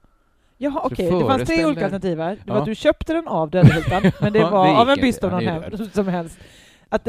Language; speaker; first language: Swedish; native; Swedish